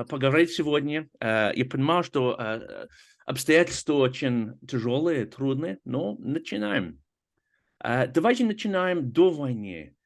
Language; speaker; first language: Russian; non-native, fluent; English